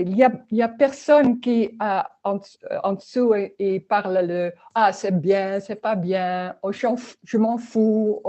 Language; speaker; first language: French; non-native, learner; Dutch